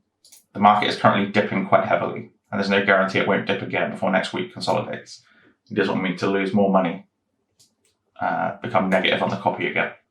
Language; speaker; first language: English; native; English